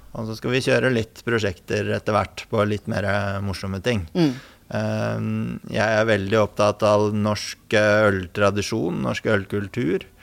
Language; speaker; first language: Norwegian; native; Norwegian